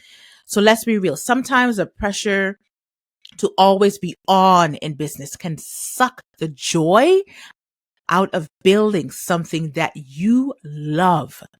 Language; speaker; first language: English; native; English